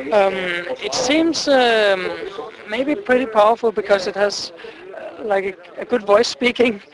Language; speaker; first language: English; non-native, fluent; Danish